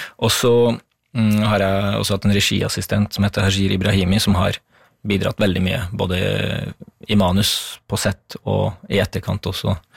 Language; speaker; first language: Norwegian; early bilingual, other home language; Kurdish